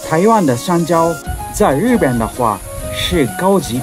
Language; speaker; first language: Chinese; non-native, fluent; Japanese